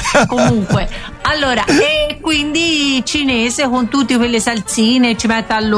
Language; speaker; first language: Italian; native; Italian